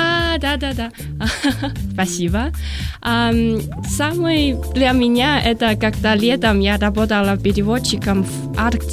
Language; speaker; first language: Russian; non-native, learner; Chinese